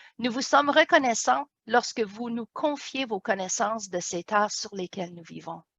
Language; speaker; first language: French; native; French